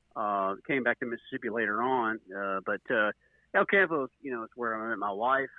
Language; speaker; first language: English; native; English